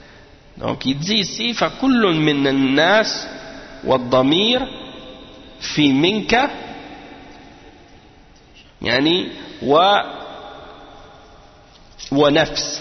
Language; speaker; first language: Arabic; non-native, fluent; French